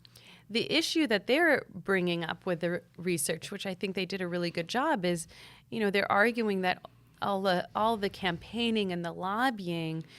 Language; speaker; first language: English; native; English